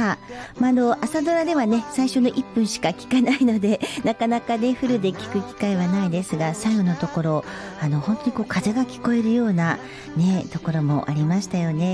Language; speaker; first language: Japanese; native; Japanese